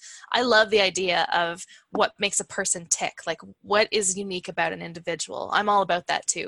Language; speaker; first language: English; native; English